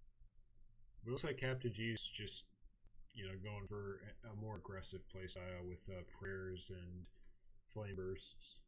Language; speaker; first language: English; native; English